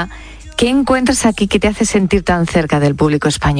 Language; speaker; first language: Spanish; native; Spanish